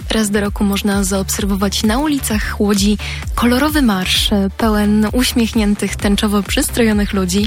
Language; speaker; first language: Polish; native; Polish